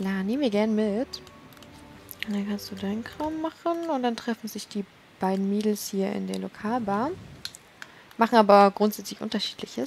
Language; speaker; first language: German; native; German